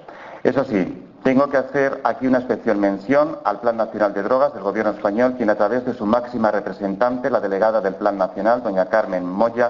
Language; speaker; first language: Spanish; native; Spanish